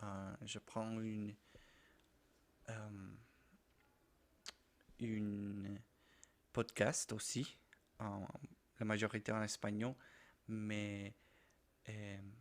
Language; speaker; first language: French; non-native, learner; Spanish